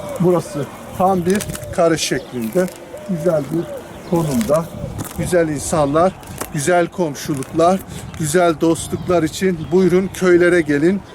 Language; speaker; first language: Turkish; native; Turkish